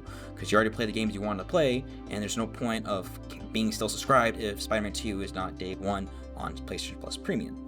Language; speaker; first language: English; native; English